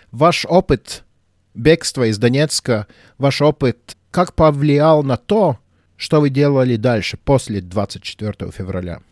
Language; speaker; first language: Russian; non-native, local second language; Latvian